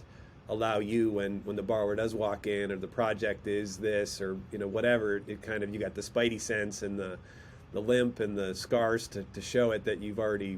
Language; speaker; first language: English; native; English